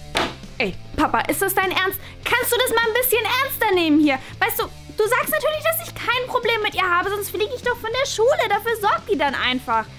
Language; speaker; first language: German; native; German